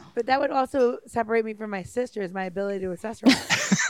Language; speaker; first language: English; native; English